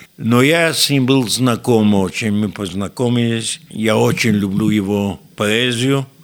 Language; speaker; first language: Russian; non-native, fluent; Yiddish